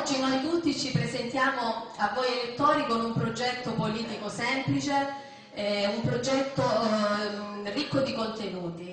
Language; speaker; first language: Italian; native; Italian